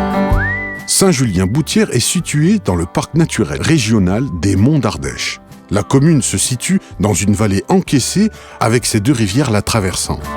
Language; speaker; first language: French; native; French